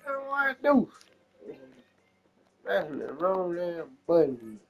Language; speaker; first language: English; native; English